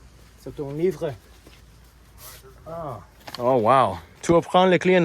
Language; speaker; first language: French; non-native, learner; English